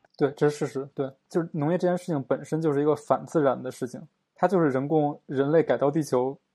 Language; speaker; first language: Chinese; native; Chinese